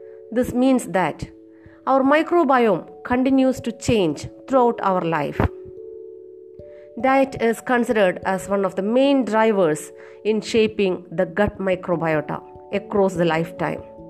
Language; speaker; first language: English; non-native, local second language; Malayalam